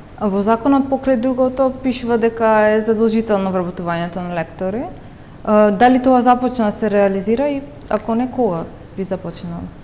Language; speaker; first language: Macedonian; native; Macedonian